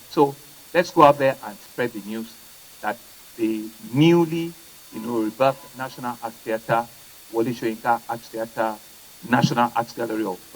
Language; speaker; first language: English; non-native, local second language; Yoruba